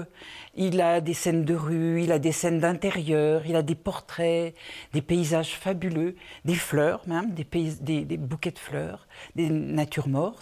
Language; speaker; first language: French; native; French